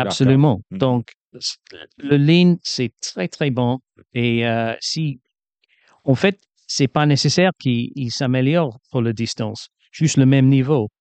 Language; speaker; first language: French; non-native, fluent; English